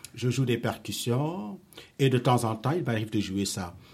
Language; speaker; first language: French; non-native, local second language; Wolof